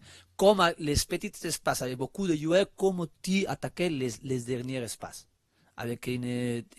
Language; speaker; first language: French; non-native, learner; Spanish